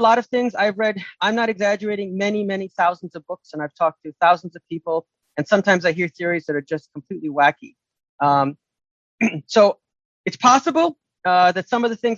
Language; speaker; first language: English; native; English